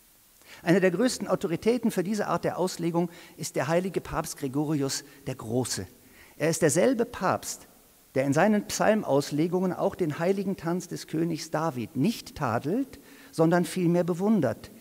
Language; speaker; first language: German; native; German